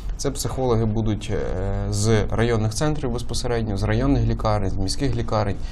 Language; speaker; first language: Ukrainian; native; Ukrainian